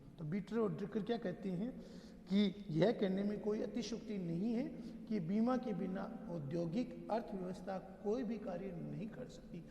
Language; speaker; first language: Hindi; native; Hindi